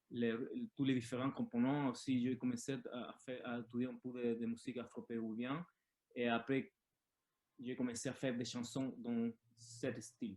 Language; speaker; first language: French; non-native, learner; Spanish